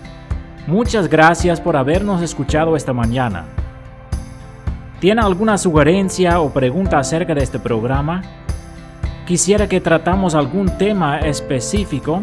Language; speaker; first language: Spanish; native; Spanish